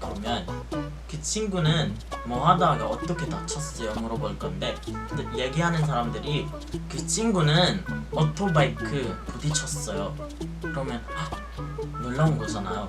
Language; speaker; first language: Korean; non-native, fluent; Filipino